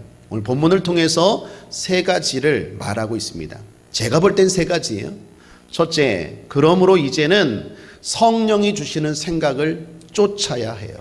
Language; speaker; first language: Korean; native; Korean